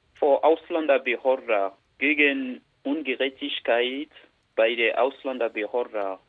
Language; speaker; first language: German; non-native, learner; Bambara